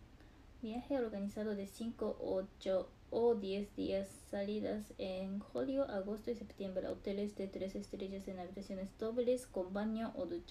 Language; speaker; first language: Spanish; non-native, learner; Japanese